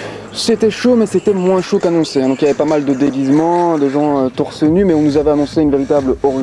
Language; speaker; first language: French; native; French